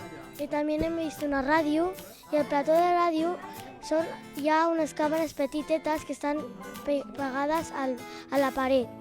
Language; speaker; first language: Catalan; non-native, local second language; Spanish